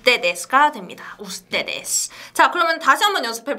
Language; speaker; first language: Korean; native; Korean